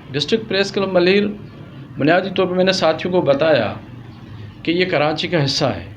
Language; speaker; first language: Urdu; non-native, local second language; Sindhi